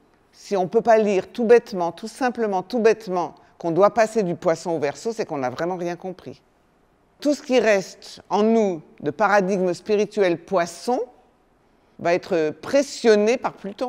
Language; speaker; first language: French; native; French